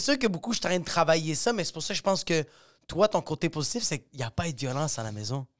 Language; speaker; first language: French; native; French